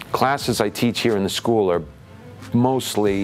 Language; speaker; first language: English; native; English